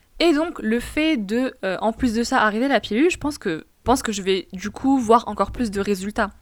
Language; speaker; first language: French; non-native, local second language; Arabic